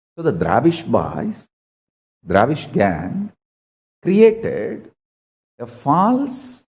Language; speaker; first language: English; non-native, local second language; Tamil